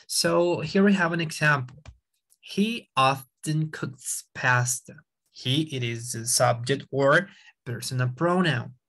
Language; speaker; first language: English; non-native, fluent; Spanish